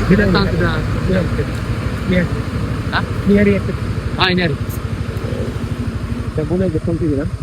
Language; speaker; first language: Indonesian; non-native, learner; Bangla